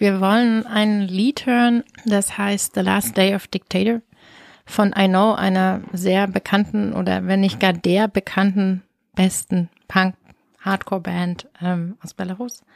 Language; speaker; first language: German; native; German